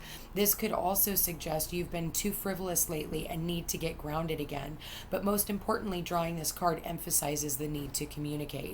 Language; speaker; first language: English; native; English